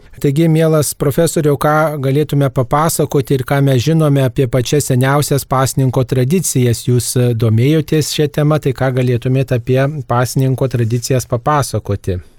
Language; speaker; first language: Lithuanian; native; Lithuanian